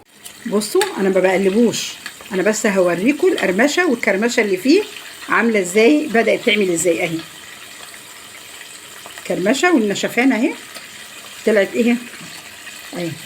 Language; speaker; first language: Arabic; native; Arabic